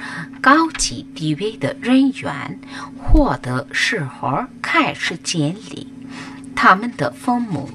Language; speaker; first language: Chinese; non-native, local second language; Urdu